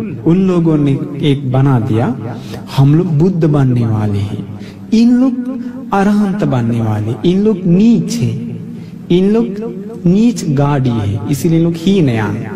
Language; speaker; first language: Hindi; non-native, fluent; Sinhala